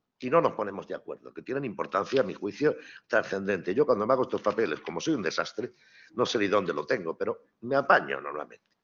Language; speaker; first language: Spanish; native; Spanish